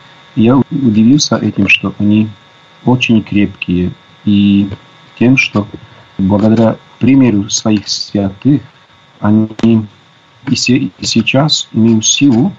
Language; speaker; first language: Russian; non-native, fluent; Polish